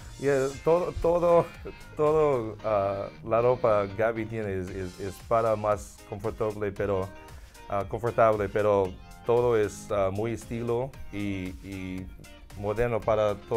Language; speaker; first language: Spanish; non-native, learner; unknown